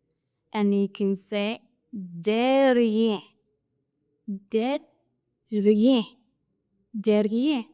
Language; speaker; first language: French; non-native, fluent; English